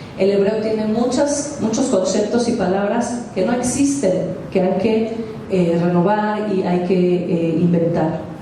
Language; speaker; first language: Spanish; non-native, fluent; Hebrew